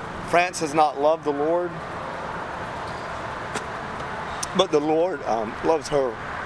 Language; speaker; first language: English; native; English